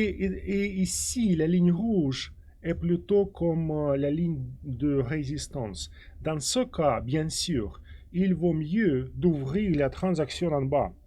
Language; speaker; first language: French; non-native, fluent; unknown